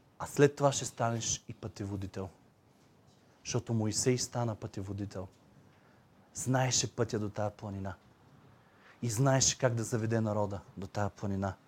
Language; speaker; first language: Bulgarian; native; Bulgarian